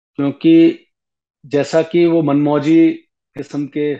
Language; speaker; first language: Hindi; native; Hindi